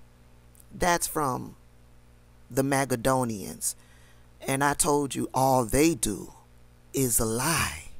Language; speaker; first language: English; native; English